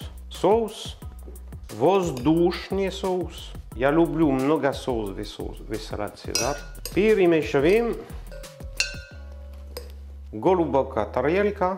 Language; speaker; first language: Russian; non-native, learner; French